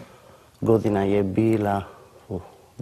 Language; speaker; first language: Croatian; non-native, learner; Italian